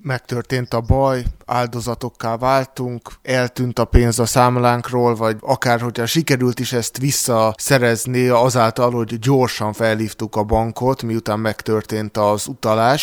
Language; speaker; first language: Hungarian; native; Hungarian